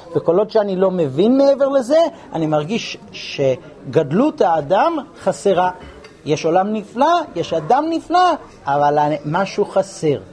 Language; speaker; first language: Hebrew; non-native, fluent; English